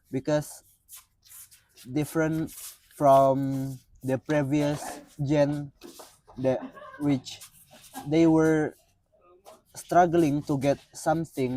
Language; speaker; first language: English; non-native, fluent; Indonesian